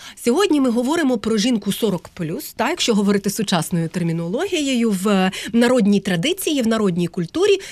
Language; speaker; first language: Ukrainian; native; Ukrainian